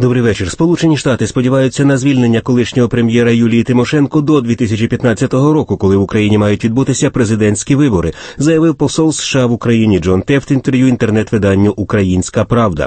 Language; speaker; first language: Ukrainian; native; Ukrainian